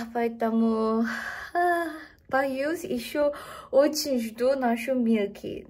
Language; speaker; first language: Russian; non-native, learner; Korean